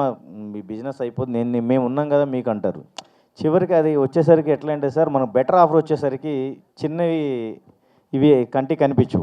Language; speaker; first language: Telugu; native; Telugu